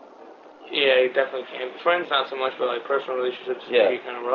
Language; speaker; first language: English; native; English